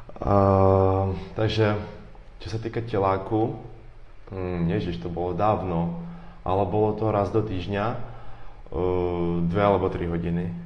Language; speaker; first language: Slovak; non-native, fluent; Russian